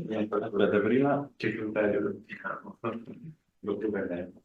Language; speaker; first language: Italian; native; Italian